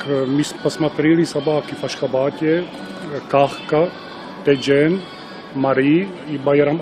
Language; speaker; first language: Russian; non-native, learner; Czech